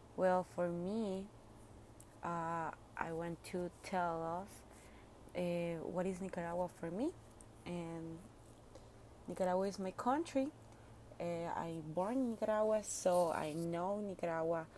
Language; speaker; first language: English; non-native, learner; Spanish